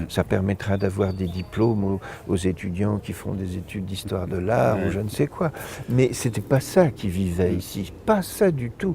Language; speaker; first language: French; native; French